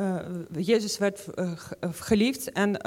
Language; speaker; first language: Dutch; non-native, fluent; Ukrainian